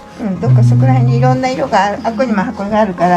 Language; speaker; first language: Japanese; native; Japanese